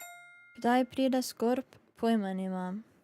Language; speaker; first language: Slovenian; early bilingual, heritage; Slovenian